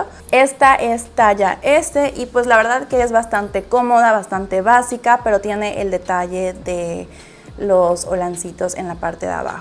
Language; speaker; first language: Spanish; native; Spanish